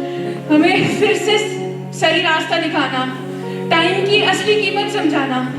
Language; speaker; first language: Hindi; native; Hindi